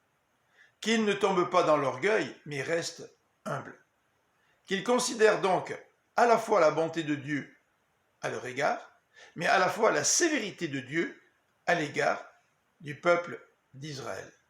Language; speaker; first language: French; native; French